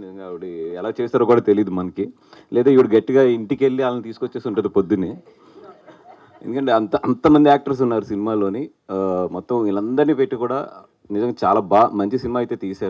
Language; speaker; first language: Telugu; native; Telugu